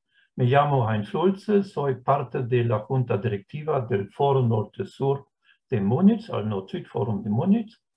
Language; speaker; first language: Spanish; non-native, fluent; German